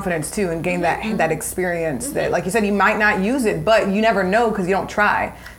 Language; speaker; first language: English; native; English